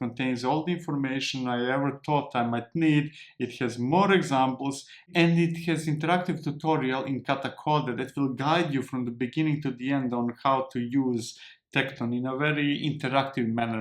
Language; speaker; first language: English; non-native, fluent; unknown